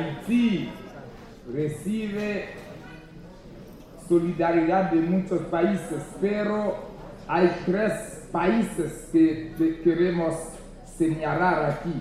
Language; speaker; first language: Spanish; non-native, learner; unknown